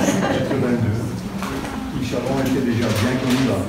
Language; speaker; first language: French; non-native, local second language; Dutch